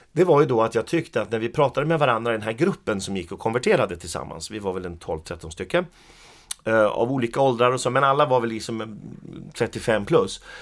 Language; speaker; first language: Swedish; native; Swedish